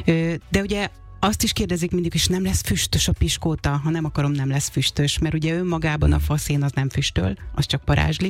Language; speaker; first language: Hungarian; native; Hungarian